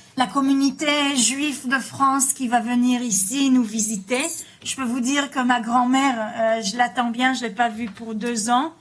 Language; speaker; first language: French; early bilingual, heritage; Hebrew